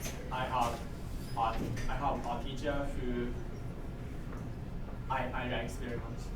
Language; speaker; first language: English; non-native, learner; Japanese